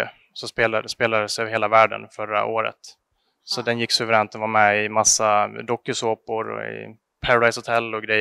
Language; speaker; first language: Swedish; native; Swedish